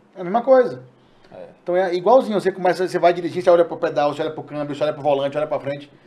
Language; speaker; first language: Portuguese; native; Portuguese